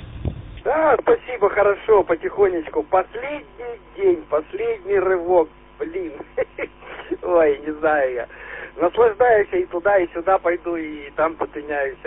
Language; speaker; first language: Russian; native; Russian